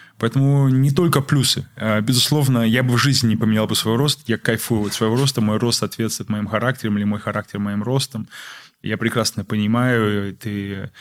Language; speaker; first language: Russian; early bilingual, heritage; Russian